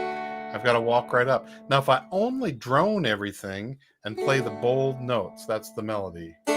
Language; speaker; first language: English; native; English